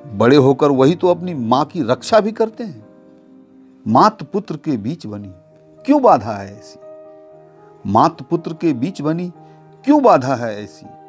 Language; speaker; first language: Hindi; native; Hindi